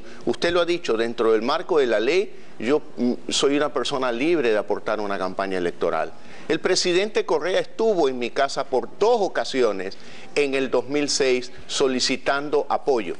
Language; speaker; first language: Spanish; native; Spanish